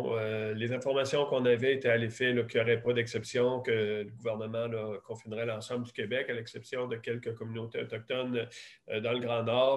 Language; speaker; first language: French; native; French